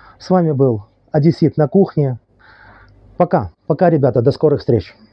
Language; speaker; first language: Russian; native; Russian